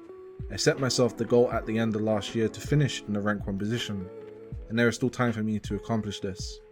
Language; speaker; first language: English; native; English